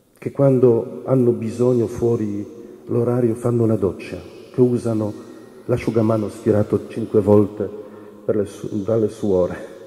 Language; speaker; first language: Italian; non-native, fluent; Polish